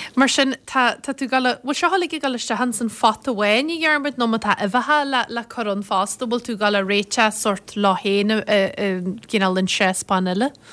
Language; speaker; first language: Irish; native; Irish